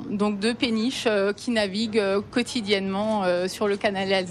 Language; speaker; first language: French; native; French